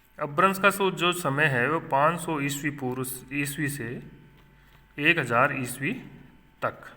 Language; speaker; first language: Hindi; native; Hindi